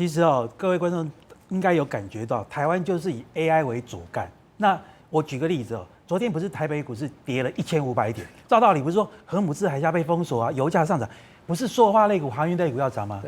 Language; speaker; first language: Chinese; native; Chinese